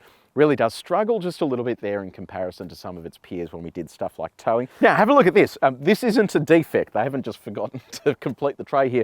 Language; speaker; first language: English; native; English